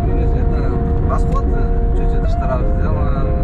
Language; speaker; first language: Russian; non-native, learner; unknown